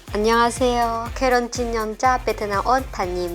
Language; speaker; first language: Korean; non-native, learner; Vietnamese